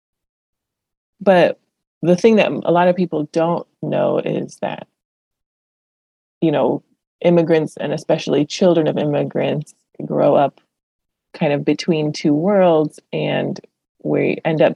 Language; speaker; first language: English; early bilingual, other home language; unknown